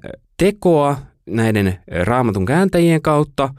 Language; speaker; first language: Finnish; native; Finnish